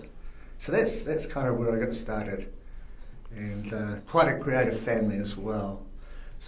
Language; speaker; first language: English; native; English